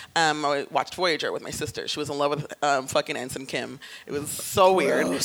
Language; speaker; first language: English; native; English